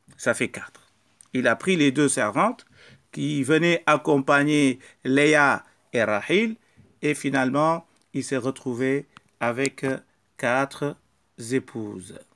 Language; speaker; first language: French; non-native, local second language; Wolof